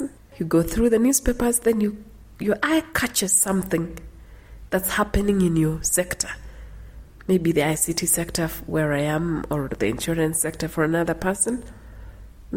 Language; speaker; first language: English; non-native, local second language; Kalenjin